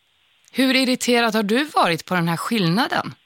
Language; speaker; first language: Swedish; native; Swedish